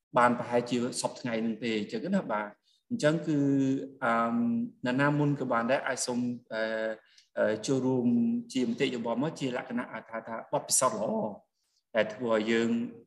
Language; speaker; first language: Khmer; native; Khmer